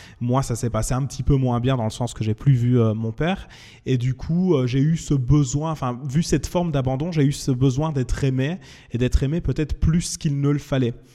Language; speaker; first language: French; native; French